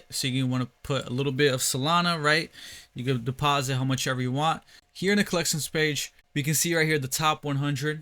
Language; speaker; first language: English; native; English